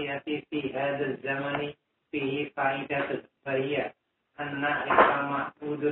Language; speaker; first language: Arabic; non-native, learner; Indonesian